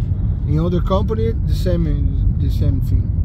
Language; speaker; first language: English; non-native, learner; Portuguese